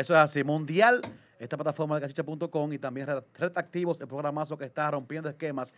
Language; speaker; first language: Spanish; native; Spanish